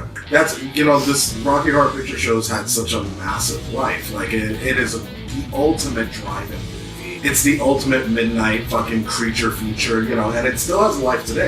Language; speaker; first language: English; native; English